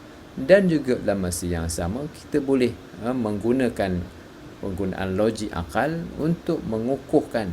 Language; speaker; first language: Malay; native; Malay